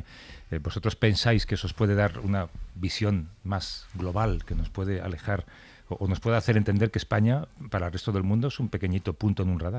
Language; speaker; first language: Spanish; native; Spanish